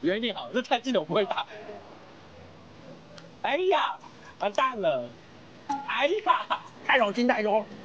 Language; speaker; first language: Chinese; native; Chinese